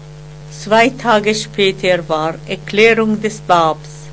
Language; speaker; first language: German; non-native, learner; Persian